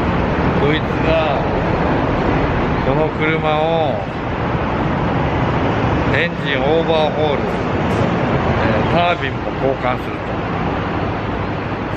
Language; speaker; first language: Japanese; native; Japanese